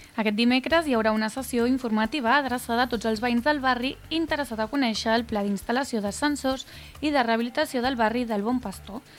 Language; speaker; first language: Catalan; native; Catalan